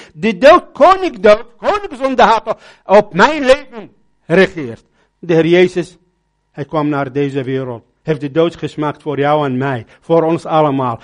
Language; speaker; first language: Dutch; non-native, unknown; Arabic